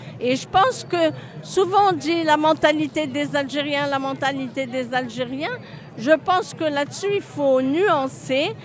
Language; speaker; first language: French; non-native, local second language; Arabic